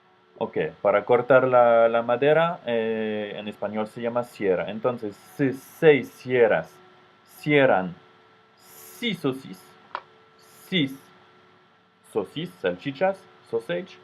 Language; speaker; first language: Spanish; non-native, fluent; French